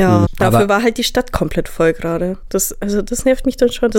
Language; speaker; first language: German; native; German